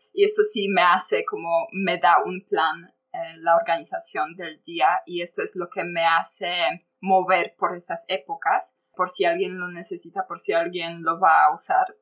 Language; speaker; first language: Spanish; non-native, fluent; Polish